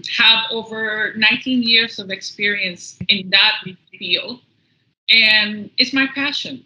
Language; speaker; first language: English; early bilingual, other home language; Spanish